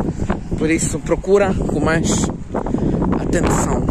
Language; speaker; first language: Portuguese; non-native, fluent; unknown